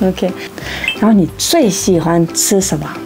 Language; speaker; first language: Chinese; non-native, fluent; French